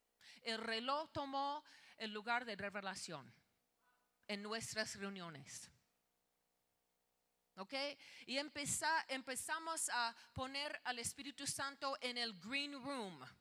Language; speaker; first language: Spanish; non-native, fluent; English